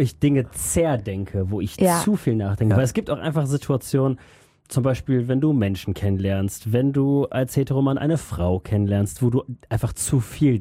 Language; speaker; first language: German; native; German